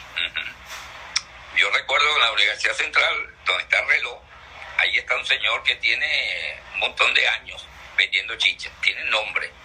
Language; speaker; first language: Spanish; native; Spanish